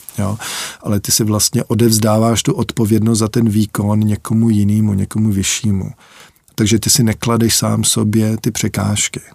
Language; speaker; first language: Czech; early bilingual, heritage; Czech